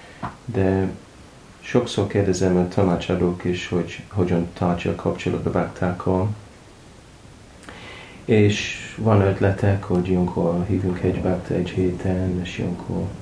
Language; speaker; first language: Hungarian; non-native, learner; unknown